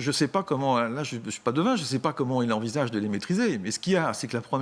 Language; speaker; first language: French; native; French